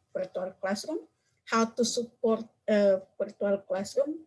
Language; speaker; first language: English; non-native, learner; Indonesian